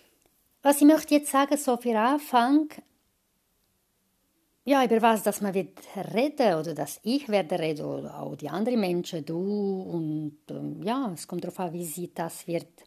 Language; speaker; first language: German; non-native, fluent; Croatian